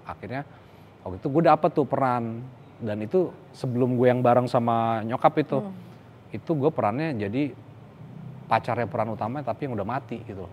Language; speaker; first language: Indonesian; native; Indonesian